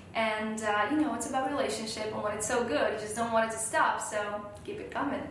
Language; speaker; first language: English; non-native, fluent; Slovak